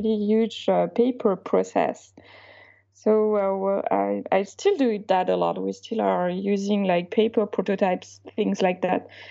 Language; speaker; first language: English; non-native, fluent; Swiss German